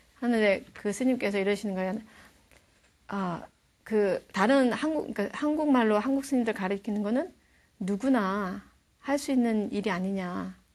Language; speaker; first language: Korean; native; Korean